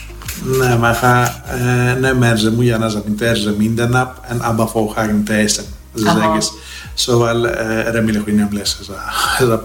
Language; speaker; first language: Hungarian; non-native, fluent; Greek